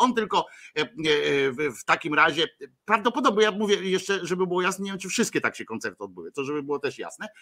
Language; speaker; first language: Polish; native; Polish